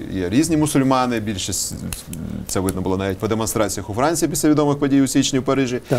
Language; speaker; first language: Ukrainian; native; Ukrainian